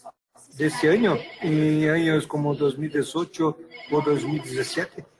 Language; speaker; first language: Spanish; non-native, learner; Portuguese